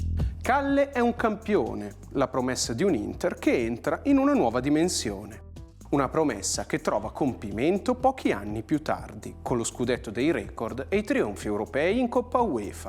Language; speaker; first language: Italian; native; Italian